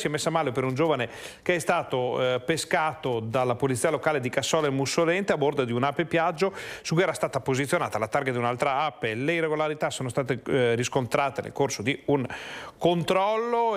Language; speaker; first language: Italian; native; Italian